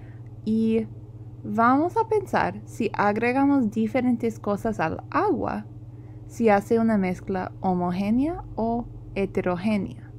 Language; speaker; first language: Spanish; non-native, fluent; English